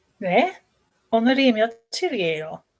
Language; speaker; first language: Korean; non-native, learner; English